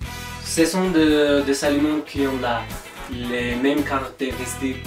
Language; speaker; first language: French; non-native, learner; Spanish